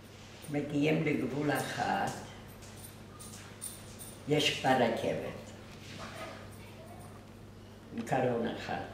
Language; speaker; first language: Hebrew; non-native, fluent; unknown